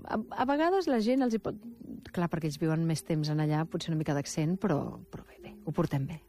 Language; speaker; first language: Catalan; non-native, local second language; Spanish